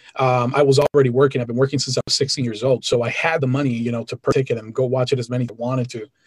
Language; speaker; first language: English; early bilingual, other home language; Spanish